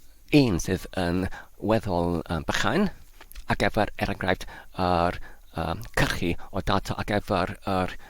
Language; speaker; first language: Welsh; non-native, learner; English